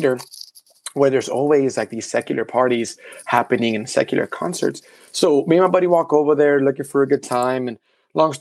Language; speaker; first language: English; early bilingual, other home language; Spanish